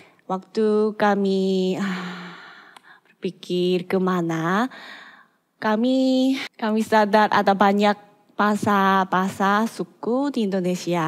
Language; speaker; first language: Indonesian; non-native, fluent; Korean